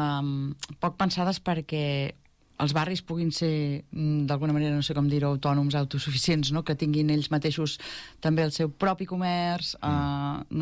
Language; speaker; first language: Catalan; native; Catalan